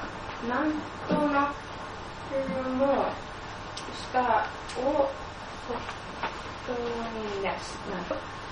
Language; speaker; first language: Japanese; non-native, learner; English